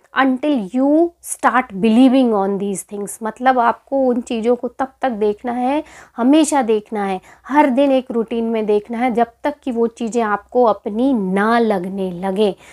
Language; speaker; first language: Hindi; native; Hindi